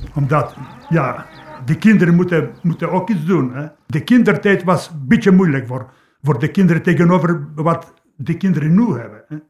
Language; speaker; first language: Dutch; non-native, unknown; Polish